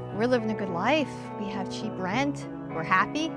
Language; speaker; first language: English; native; English